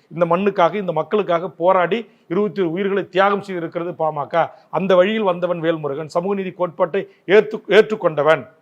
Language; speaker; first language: Tamil; native; Tamil